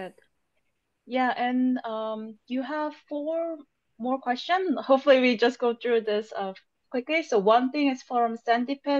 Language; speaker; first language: English; non-native, fluent; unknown